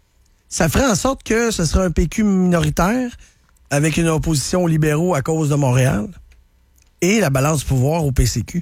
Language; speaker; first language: French; native; French